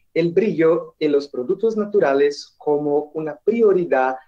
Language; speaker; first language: Spanish; non-native, learner; Portuguese